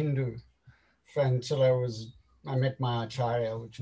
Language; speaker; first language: English; native; English